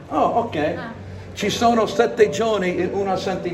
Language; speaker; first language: Italian; non-native, learner; English